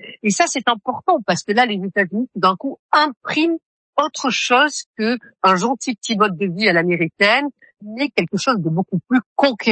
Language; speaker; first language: French; native; French